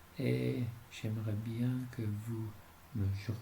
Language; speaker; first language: French; non-native, fluent; English